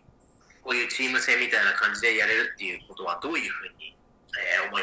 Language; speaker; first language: Japanese; native; Japanese